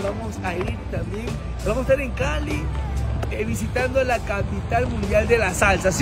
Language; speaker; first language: Spanish; native; Spanish